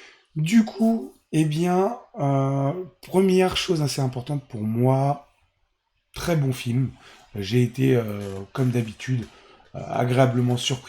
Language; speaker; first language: French; native; French